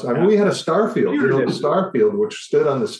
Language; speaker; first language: English; native; English